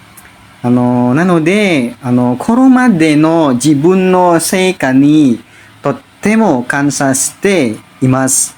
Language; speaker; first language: Japanese; non-native, learner; Indonesian